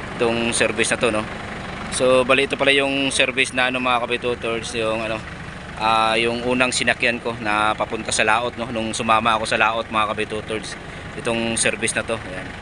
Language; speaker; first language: Filipino; non-native, local second language; Cebuano